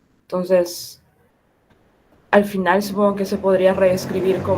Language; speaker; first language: Spanish; native; Spanish